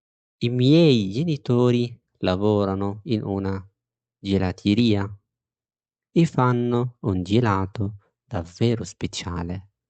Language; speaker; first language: Italian; non-native, fluent; Arabic